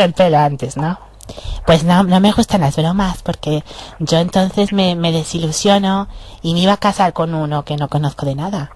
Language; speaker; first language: Spanish; native; Spanish